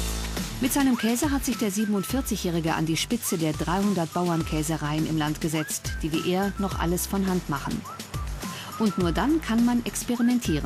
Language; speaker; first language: German; native; German